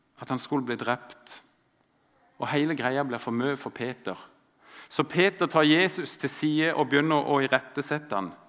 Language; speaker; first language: Norwegian; native; Norwegian